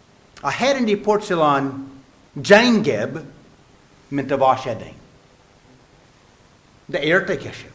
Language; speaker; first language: Hungarian; non-native, fluent; English